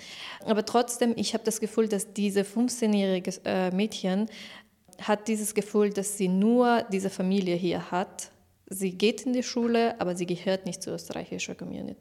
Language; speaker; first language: German; non-native, fluent; Persian